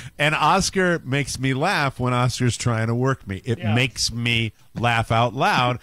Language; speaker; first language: English; native; English